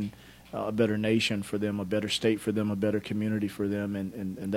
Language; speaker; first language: English; native; English